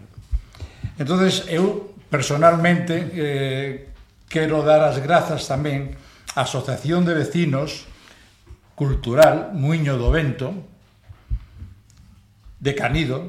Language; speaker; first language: Galician; non-native, local second language; Spanish